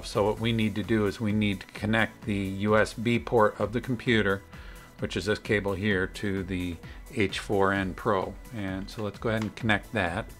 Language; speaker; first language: English; native; English